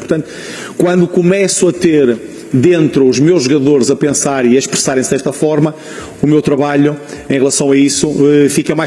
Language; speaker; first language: Portuguese; native; Portuguese